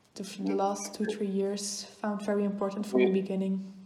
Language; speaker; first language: English; non-native, fluent; Dutch